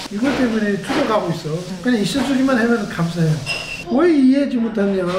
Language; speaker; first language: Korean; non-native, fluent; Nepali